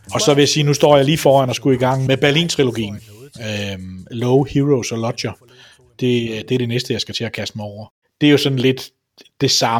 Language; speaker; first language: Danish; native; Danish